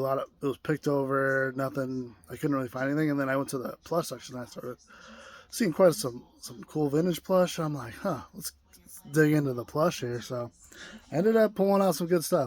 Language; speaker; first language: English; native; English